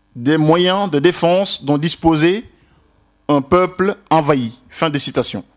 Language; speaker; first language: French; non-native, local second language; Wolof